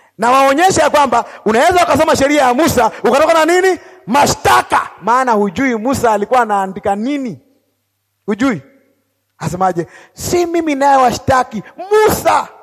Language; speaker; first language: Swahili; native; Swahili